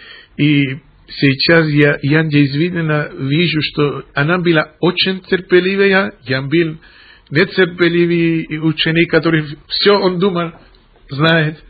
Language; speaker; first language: Russian; non-native, fluent; Greek